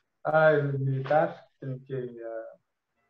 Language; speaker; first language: Spanish; non-native, fluent; Portuguese